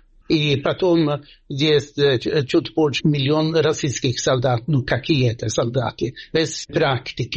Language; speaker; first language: Russian; non-native, fluent; Swedish